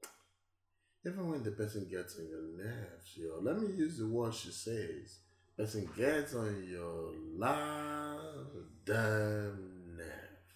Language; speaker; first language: English; non-native, local second language; Igbo